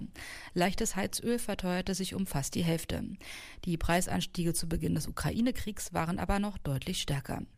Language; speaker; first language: German; native; German